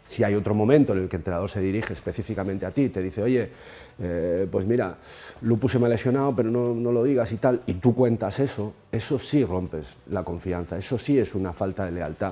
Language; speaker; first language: Spanish; native; Spanish